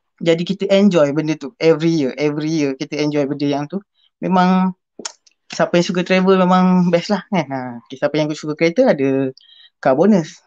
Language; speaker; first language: Malay; native; Malay